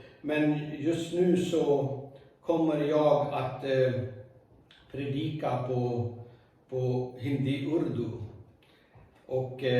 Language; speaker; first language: Swedish; non-native, fluent; Urdu